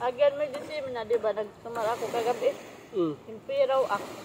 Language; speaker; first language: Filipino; non-native, local second language; Cebuano